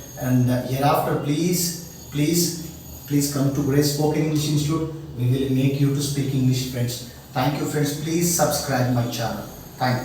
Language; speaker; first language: English; non-native, local second language; Telugu